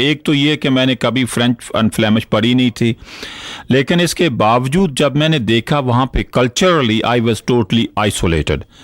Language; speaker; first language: Urdu; non-native, local second language; Punjabi